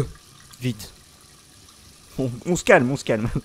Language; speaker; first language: French; native; French